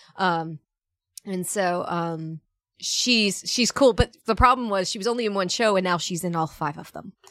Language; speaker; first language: English; native; English